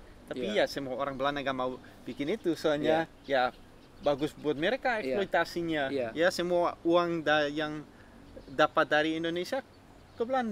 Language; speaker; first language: Indonesian; non-native, fluent; Dutch